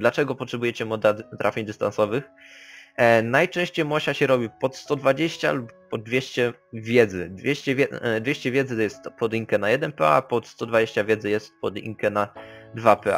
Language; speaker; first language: Polish; native; Polish